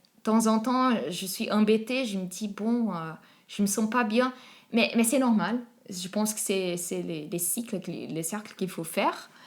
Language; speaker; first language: French; non-native, fluent; Portuguese